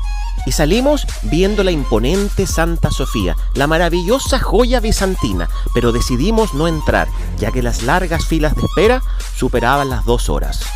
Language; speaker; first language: Spanish; native; Spanish